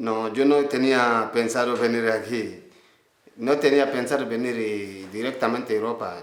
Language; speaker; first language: Spanish; non-native, learner; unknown